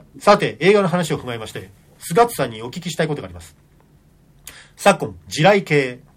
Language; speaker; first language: Japanese; native; Japanese